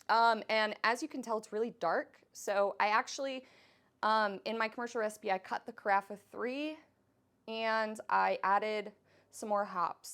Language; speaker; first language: English; native; English